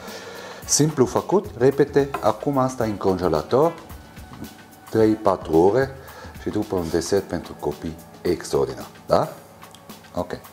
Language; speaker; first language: Romanian; non-native, learner; German